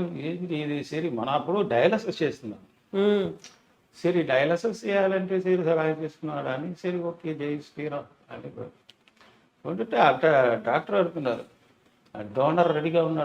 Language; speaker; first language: Telugu; non-native, local second language; Tamil